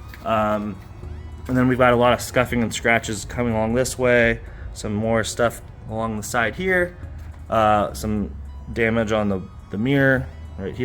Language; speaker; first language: English; native; English